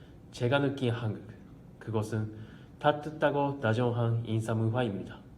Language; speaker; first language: Korean; non-native, fluent; Japanese